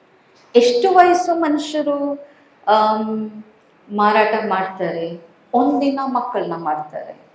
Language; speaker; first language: Kannada; non-native, local second language; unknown